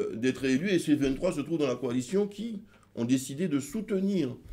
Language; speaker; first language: French; native; French